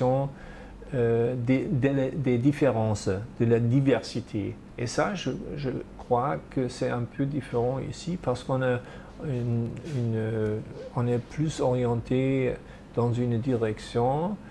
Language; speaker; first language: French; non-native, fluent; German